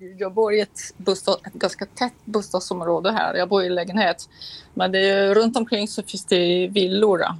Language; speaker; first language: Swedish; non-native, fluent; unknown